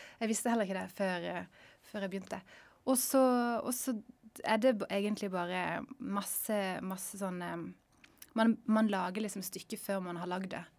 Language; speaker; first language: Norwegian; native; Norwegian